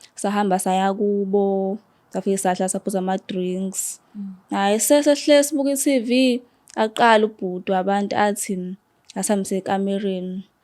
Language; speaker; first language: Zulu; native; Zulu